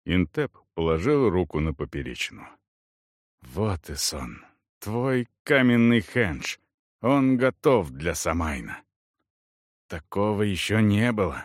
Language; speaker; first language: Russian; native; Russian